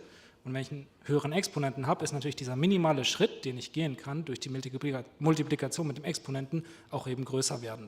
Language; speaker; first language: German; native; German